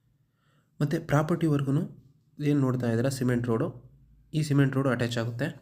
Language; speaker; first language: Kannada; native; Kannada